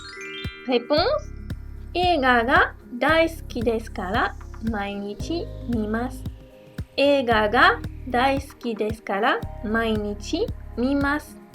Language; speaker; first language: Japanese; non-native, fluent; French